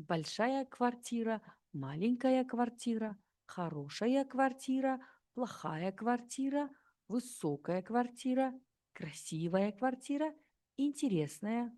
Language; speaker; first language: Russian; non-native, fluent; Uzbek